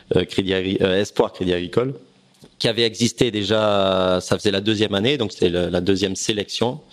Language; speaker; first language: French; native; French